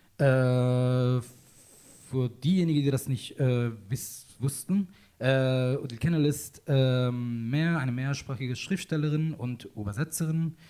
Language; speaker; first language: German; non-native, fluent; Italian